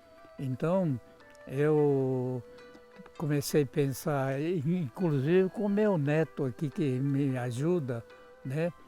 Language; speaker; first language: Portuguese; non-native, local second language; Japanese